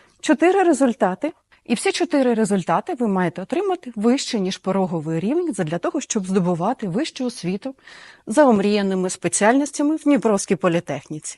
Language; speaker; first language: Ukrainian; native; Ukrainian